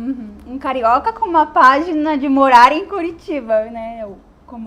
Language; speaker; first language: Portuguese; native; Portuguese